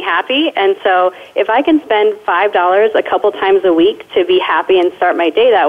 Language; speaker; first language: English; native; English